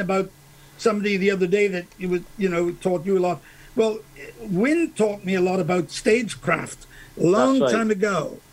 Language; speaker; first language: English; native; English